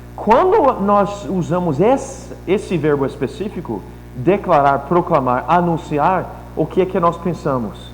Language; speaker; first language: Portuguese; non-native, fluent; English